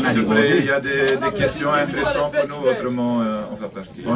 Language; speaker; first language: French; non-native, fluent; Dutch